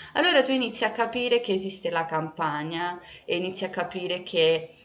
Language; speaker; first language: Italian; early bilingual, other home language; Portuguese